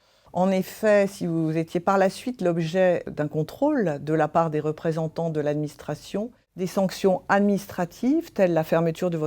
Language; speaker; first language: French; native; French